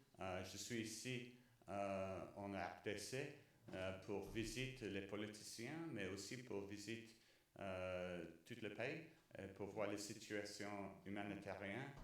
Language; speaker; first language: French; non-native, learner; English